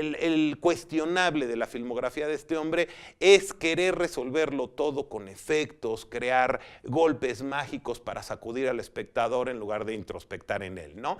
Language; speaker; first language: Spanish; native; Spanish